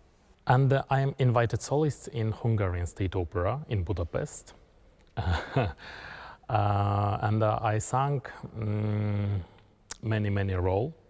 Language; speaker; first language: English; non-native, learner; Kazakh